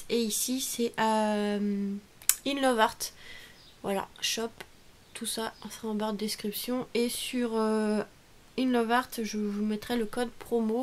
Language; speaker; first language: French; native; French